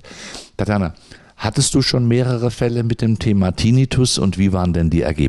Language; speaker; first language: German; native; German